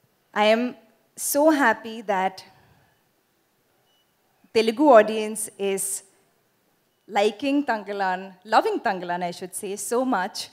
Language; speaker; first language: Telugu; non-native, learner; Malayalam